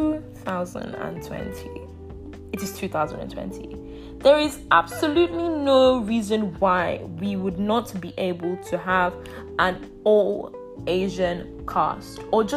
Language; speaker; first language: English; non-native, local second language; Yoruba